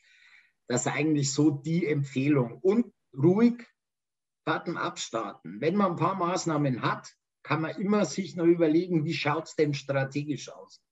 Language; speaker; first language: German; native; German